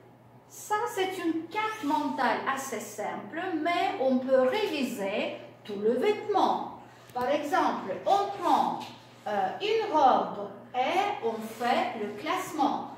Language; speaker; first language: French; non-native, fluent; Russian